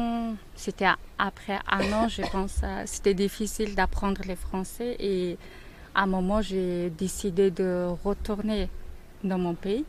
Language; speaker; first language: French; non-native, learner; Mongolian